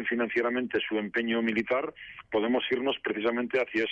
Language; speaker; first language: Spanish; native; Spanish